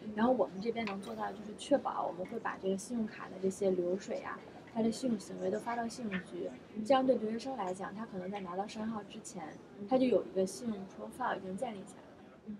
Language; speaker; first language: Chinese; native; Chinese